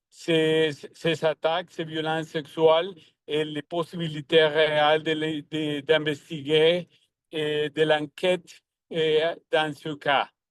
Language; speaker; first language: French; non-native, learner; Spanish